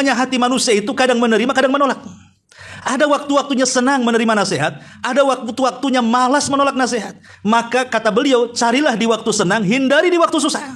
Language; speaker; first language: Indonesian; native; Indonesian